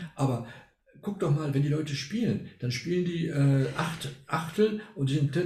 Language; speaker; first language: German; non-native, fluent; Spanish